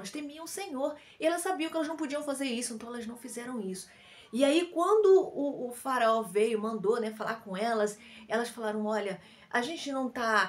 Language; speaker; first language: Portuguese; native; Portuguese